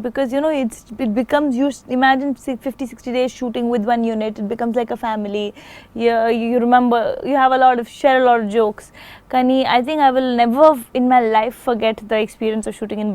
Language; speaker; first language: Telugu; non-native, fluent; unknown